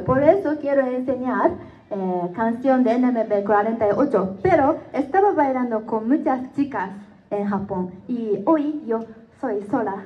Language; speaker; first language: Spanish; non-native, learner; Japanese